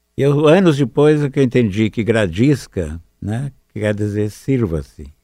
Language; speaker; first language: Portuguese; native; Portuguese